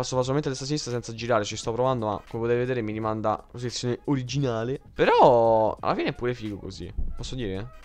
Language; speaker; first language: Italian; native; Italian